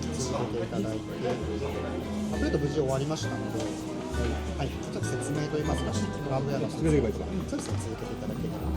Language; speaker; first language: Japanese; native; Japanese